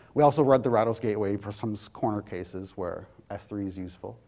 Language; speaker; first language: English; native; English